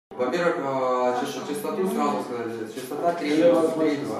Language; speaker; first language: Russian; native; Russian